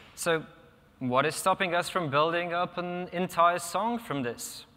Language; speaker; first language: English; non-native, fluent; Polish